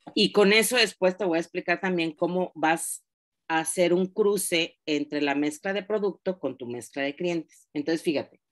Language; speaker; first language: Spanish; native; Spanish